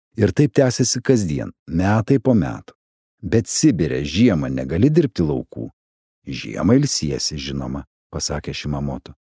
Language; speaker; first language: Lithuanian; native; Lithuanian